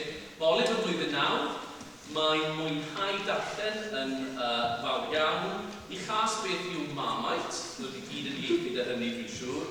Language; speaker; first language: Welsh; native; Welsh